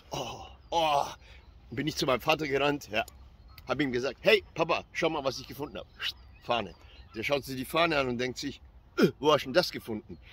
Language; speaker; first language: German; early bilingual, other home language; Albanian